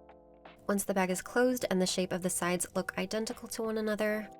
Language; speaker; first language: English; native; English